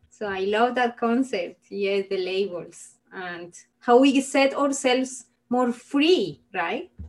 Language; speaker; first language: English; non-native, fluent; Spanish